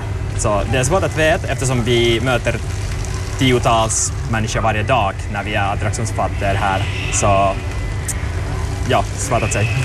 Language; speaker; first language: Swedish; non-native, local second language; Finnish